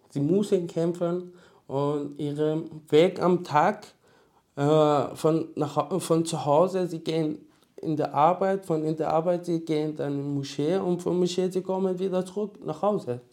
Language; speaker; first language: German; non-native, learner; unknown